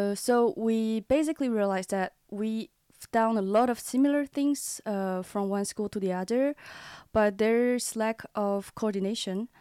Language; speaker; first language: English; non-native, learner; Chinese